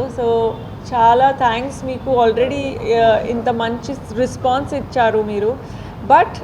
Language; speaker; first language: Telugu; non-native, fluent; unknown